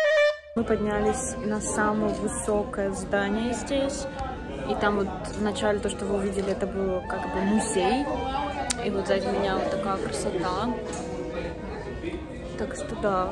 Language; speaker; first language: Russian; native; Russian